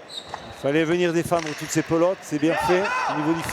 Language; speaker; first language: French; native; French